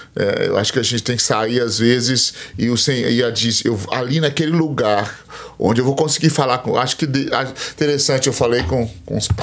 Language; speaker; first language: Portuguese; native; Portuguese